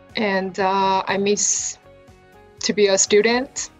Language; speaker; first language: English; non-native, fluent; Chinese